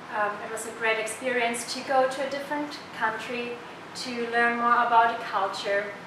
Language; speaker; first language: English; non-native, fluent; German